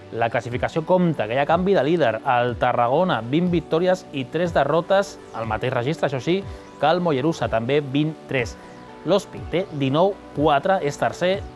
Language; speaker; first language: Catalan; native; Catalan